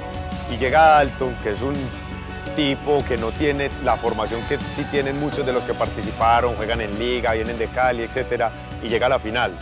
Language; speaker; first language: Spanish; native; Spanish